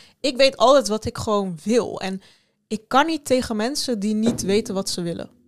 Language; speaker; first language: Dutch; early bilingual, other home language; Turkish